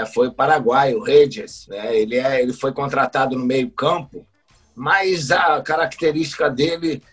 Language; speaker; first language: Portuguese; native; Portuguese